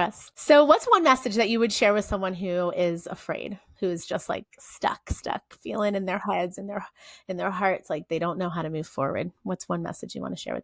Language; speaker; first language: English; native; English